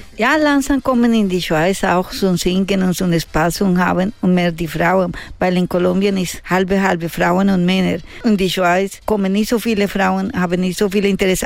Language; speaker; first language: German; non-native, learner; Spanish